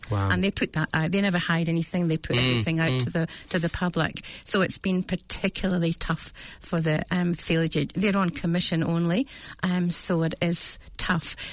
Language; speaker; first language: English; native; English